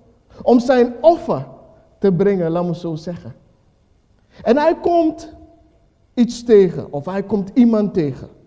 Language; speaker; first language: Dutch; non-native, fluent; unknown